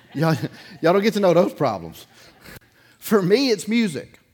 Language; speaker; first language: English; native; English